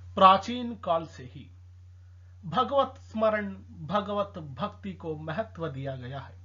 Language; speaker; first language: Hindi; non-native, local second language; Telugu